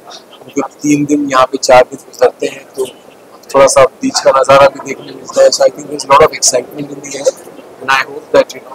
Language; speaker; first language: Hindi; native; Hindi